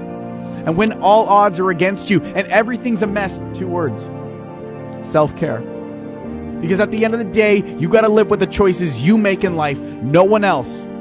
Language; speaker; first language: English; native; English